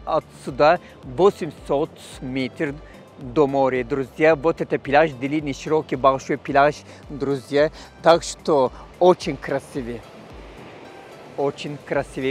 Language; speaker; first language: Russian; non-native, learner; Turkish